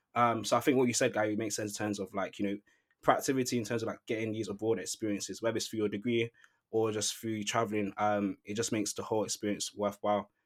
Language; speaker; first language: English; native; English